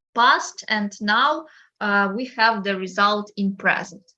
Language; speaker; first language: English; non-native, fluent; Ukrainian